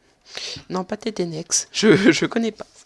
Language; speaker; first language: French; native; French